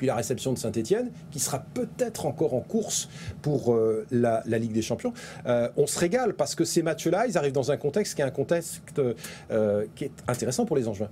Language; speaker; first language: French; native; French